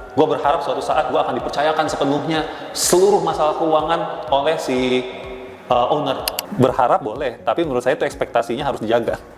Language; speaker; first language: Indonesian; native; Indonesian